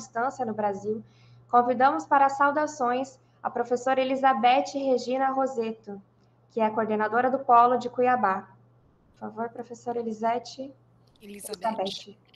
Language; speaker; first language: Portuguese; native; Portuguese